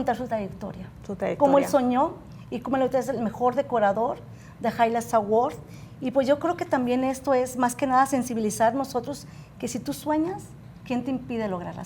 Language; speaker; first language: Spanish; native; Spanish